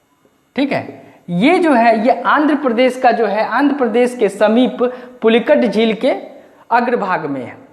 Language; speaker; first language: Hindi; native; Hindi